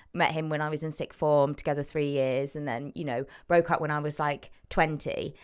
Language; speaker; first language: English; native; English